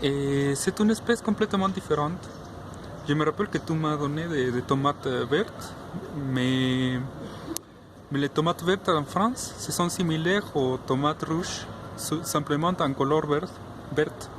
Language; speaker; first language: French; non-native, fluent; Spanish